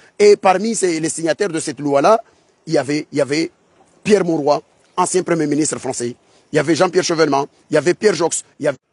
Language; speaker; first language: French; non-native, local second language; Ngazidja Comorian